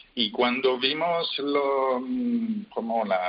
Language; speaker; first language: Spanish; non-native, fluent; French